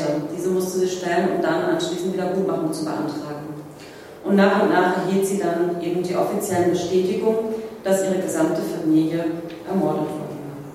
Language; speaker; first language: German; native; German